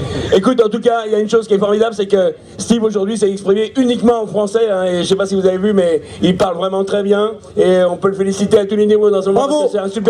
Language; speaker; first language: French; native; French